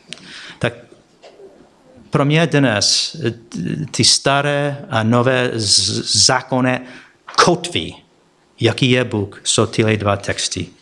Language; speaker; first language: Czech; non-native, fluent; English